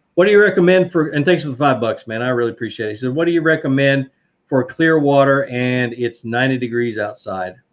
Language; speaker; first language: English; native; English